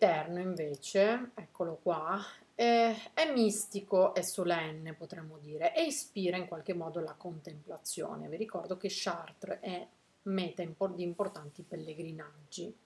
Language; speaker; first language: Italian; native; Italian